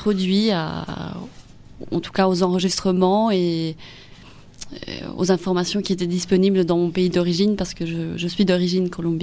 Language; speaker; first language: French; non-native, fluent; Spanish